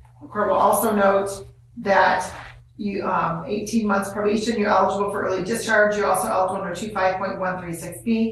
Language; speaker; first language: English; native; English